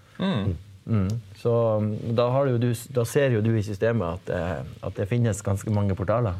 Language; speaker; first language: Norwegian; native; Norwegian